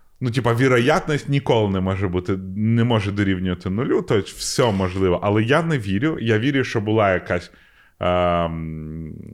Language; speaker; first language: Ukrainian; non-native, local second language; Russian